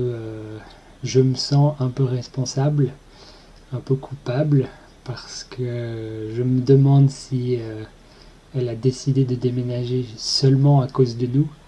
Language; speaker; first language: French; native; French